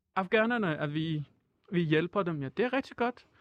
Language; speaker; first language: Danish; non-native, fluent; Persian